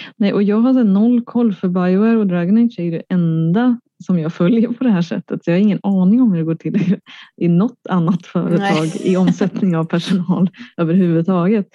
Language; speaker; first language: Swedish; native; Swedish